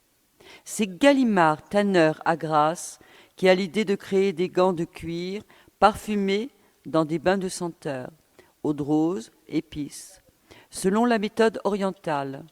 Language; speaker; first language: French; native; French